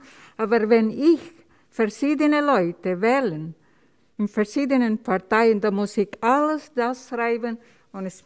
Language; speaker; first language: German; non-native, learner; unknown